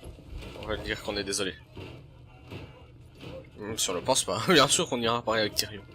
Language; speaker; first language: French; native; French